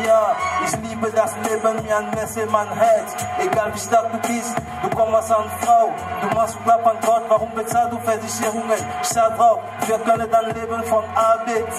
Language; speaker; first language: German; non-native, learner; French